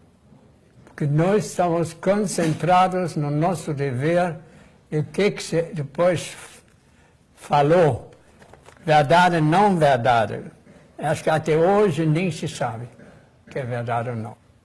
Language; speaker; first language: Portuguese; non-native, fluent; German